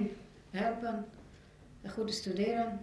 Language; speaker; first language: Dutch; non-native, learner; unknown